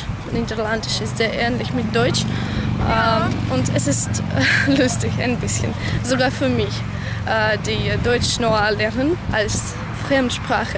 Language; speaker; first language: German; non-native, learner; Russian